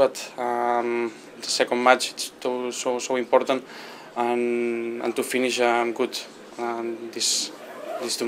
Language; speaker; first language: English; non-native, learner; Spanish